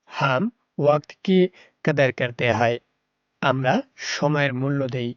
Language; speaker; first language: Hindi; non-native, learner; Bangla